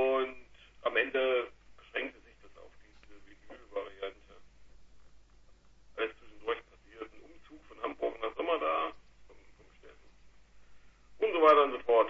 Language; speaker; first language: German; native; German